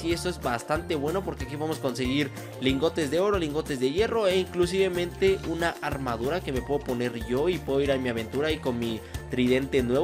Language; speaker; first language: Spanish; native; Spanish